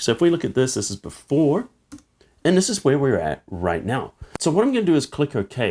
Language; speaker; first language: English; native; English